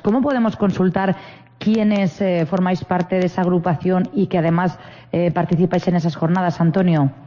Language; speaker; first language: Spanish; non-native, local second language; Catalan